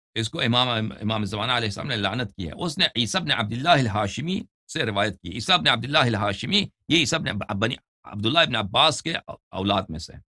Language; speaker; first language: Urdu; non-native, fluent; Persian